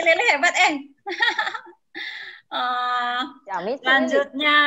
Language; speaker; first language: Indonesian; native; Indonesian